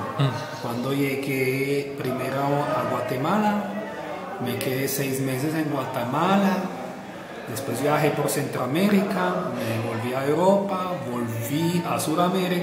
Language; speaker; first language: Spanish; non-native, fluent; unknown